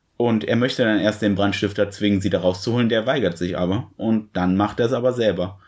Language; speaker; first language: German; native; German